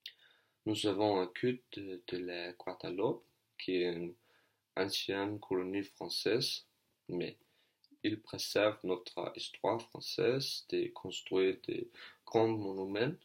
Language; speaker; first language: French; non-native, learner; Danish